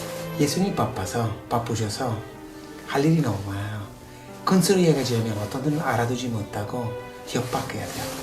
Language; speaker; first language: Korean; non-native, fluent; Italian